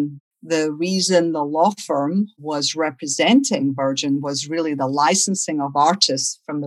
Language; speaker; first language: English; native; English